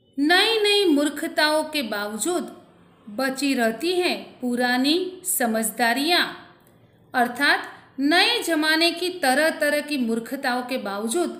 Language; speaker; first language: Hindi; non-native, local second language; Gujarati